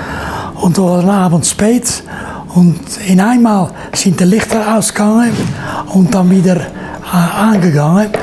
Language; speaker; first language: German; non-native, learner; Dutch